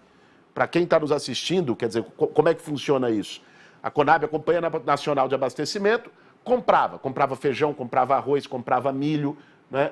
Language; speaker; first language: Portuguese; native; Portuguese